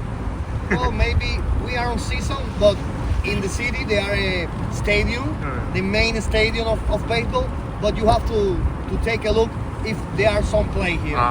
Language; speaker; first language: English; non-native, fluent; Spanish